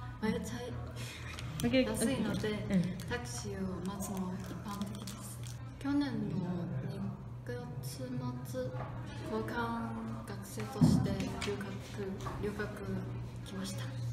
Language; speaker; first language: Japanese; non-native, fluent; Chinese